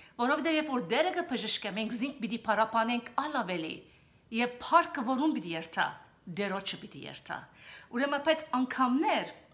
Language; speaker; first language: Armenian; early bilingual, heritage; Armenian